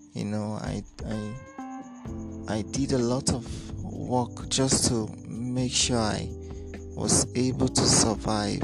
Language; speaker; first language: English; non-native, local second language; Ibibio